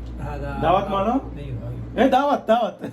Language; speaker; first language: Arabic; non-native, learner; Telugu